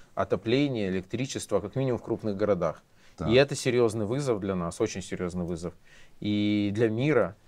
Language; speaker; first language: Russian; native; Russian